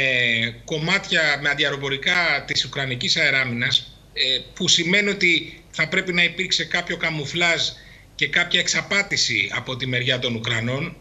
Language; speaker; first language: Greek; native; Greek